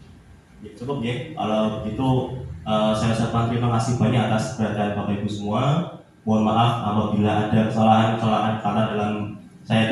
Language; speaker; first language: Indonesian; native; Indonesian